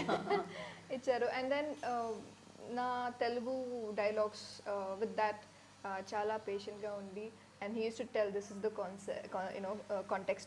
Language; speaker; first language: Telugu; non-native, learner; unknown